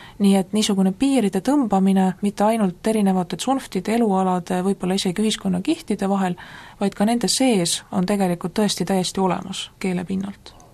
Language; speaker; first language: Estonian; native; Estonian